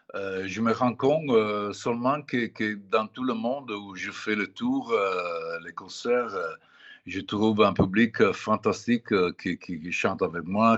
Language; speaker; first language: French; non-native, fluent; Italian